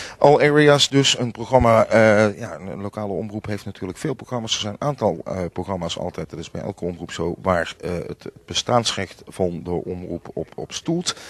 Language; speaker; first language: Dutch; native; Dutch